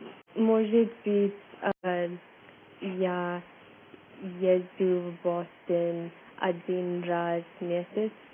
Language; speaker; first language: Russian; non-native, learner; English